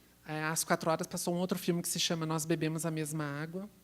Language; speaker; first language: Portuguese; native; Portuguese